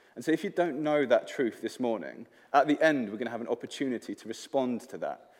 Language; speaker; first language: English; native; English